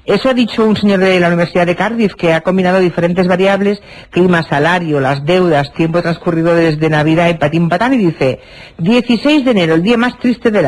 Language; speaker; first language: Spanish; native; Spanish